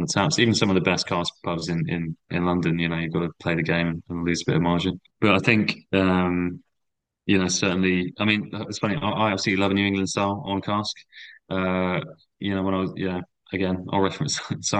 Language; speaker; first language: English; native; English